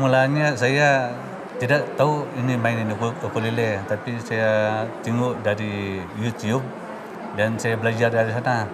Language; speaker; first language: Indonesian; non-native, local second language; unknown